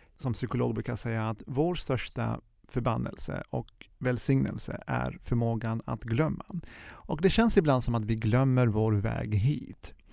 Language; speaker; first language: Swedish; early bilingual, other home language; Arabic